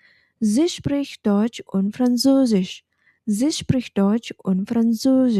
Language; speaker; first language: German; non-native, fluent; Indonesian